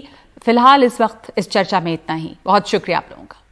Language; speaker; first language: Hindi; native; Hindi